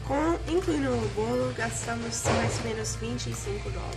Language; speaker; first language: Portuguese; non-native, fluent; English